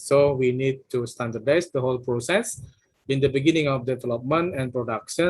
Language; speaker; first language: English; non-native, fluent; Indonesian